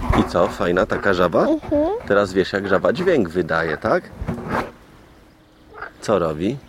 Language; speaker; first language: Polish; native; Polish